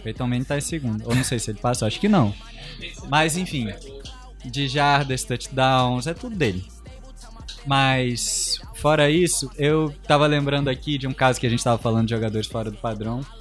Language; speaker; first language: Portuguese; native; Portuguese